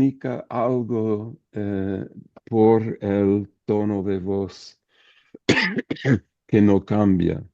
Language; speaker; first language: Spanish; non-native, fluent; English